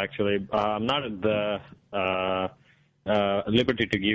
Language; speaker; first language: English; non-native, local second language; Kannada